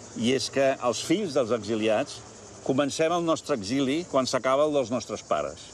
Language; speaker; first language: Catalan; early bilingual, heritage; Catalan